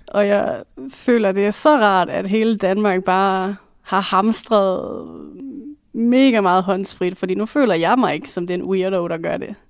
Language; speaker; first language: Danish; native; Danish